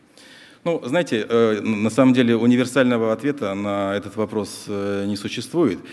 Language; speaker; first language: Russian; native; Russian